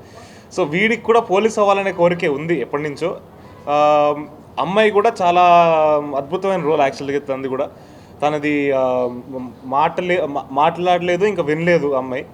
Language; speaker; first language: Telugu; native; Telugu